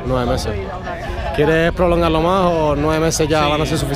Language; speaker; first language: Spanish; native; Spanish